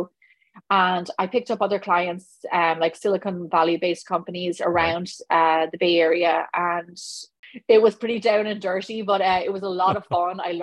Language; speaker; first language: English; native; English